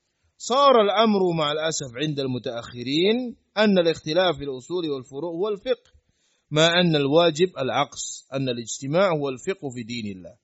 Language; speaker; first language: Arabic; non-native, fluent; Indonesian